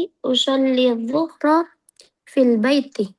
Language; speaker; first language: Arabic; non-native, learner; Indonesian